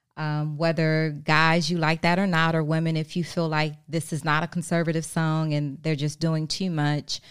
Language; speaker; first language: English; native; English